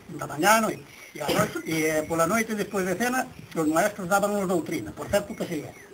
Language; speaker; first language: Galician; native; Galician